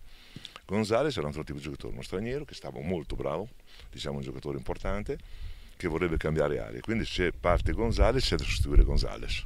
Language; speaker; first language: Italian; native; Italian